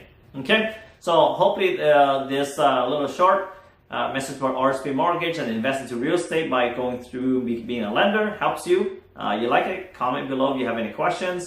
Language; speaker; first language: English; non-native, fluent; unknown